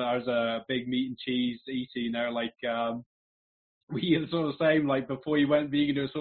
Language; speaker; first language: English; native; English